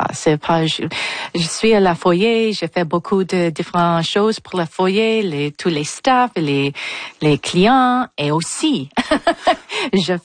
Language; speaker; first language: French; non-native, fluent; English